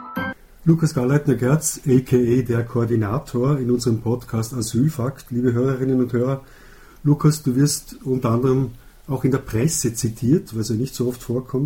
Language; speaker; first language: German; native; German